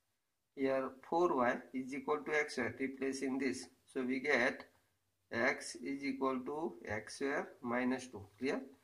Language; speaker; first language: English; non-native, local second language; Gujarati